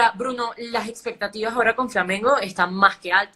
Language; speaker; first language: Spanish; native; Spanish